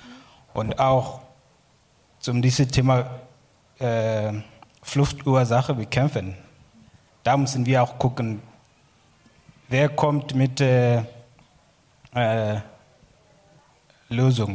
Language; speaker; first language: German; non-native, learner; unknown